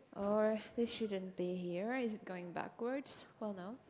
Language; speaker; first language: English; non-native, fluent; Finnish